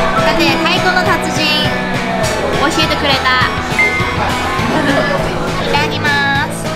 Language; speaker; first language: Japanese; early bilingual, heritage; Chinese